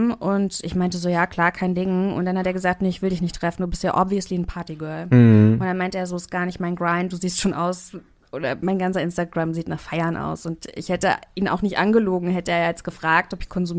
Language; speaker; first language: German; native; German